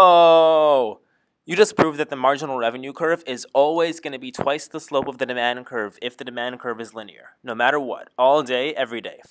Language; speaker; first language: English; native; English